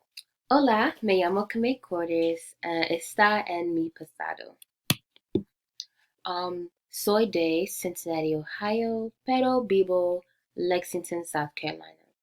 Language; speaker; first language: Spanish; non-native, learner; English